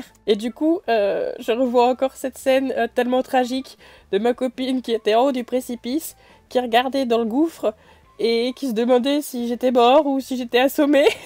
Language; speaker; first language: French; native; French